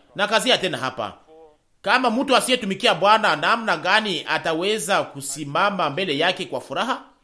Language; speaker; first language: Swahili; native; Swahili